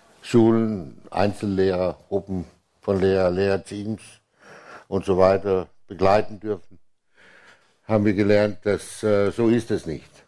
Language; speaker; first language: German; non-native, fluent; Danish